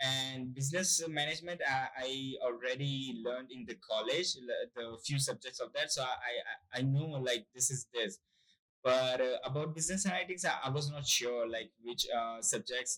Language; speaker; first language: English; non-native, local second language; Gujarati